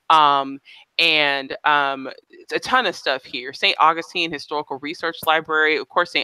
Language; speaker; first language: English; native; English